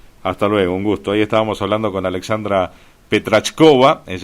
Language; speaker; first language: Spanish; native; Spanish